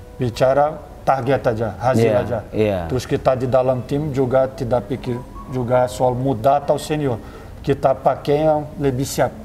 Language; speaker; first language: Indonesian; non-native, fluent; Portuguese